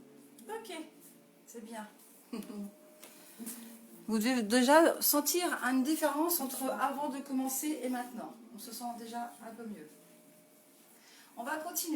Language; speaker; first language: French; native; French